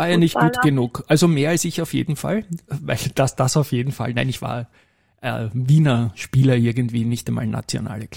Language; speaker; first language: German; native; German